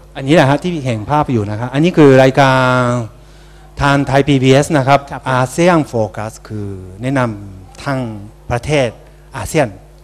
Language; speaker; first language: Thai; non-native, fluent; Japanese